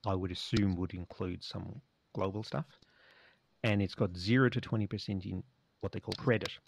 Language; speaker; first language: English; native; English